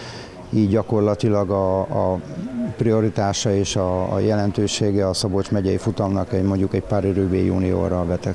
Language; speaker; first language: Hungarian; native; Hungarian